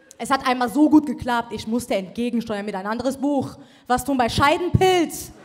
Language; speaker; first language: German; early bilingual, other home language; Persian